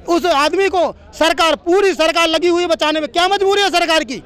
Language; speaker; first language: Hindi; native; Hindi